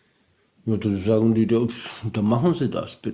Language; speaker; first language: German; non-native, learner; Polish